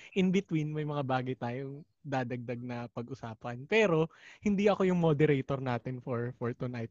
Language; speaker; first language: Filipino; native; Filipino